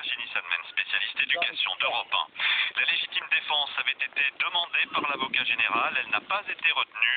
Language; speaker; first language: French; native; French